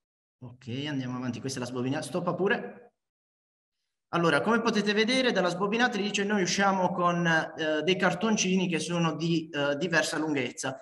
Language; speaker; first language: Italian; native; Italian